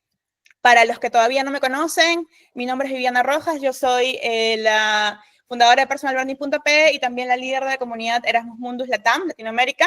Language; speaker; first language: Spanish; native; Spanish